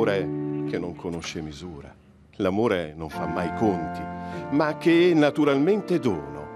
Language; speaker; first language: Italian; native; Italian